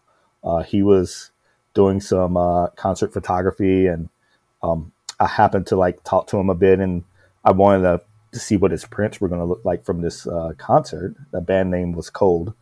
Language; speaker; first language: English; native; English